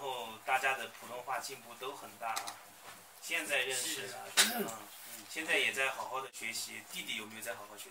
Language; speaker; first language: Chinese; native; Chinese